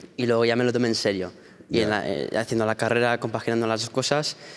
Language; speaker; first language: Spanish; early bilingual, heritage; Spanish